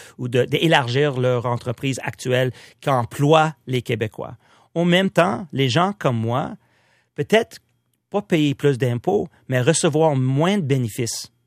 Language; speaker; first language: French; non-native, local second language; English